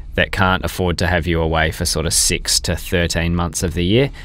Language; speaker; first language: English; native; English